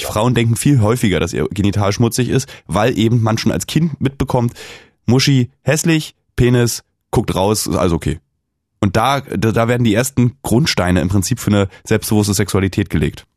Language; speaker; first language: German; native; German